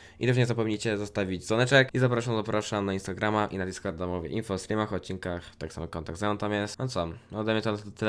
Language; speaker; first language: Polish; native; Polish